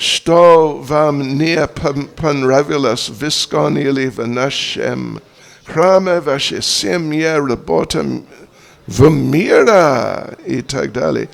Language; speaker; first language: Russian; non-native, learner; English